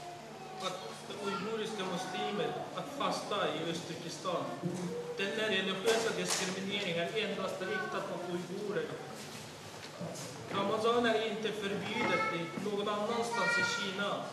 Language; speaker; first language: Swedish; non-native, fluent; Uyghur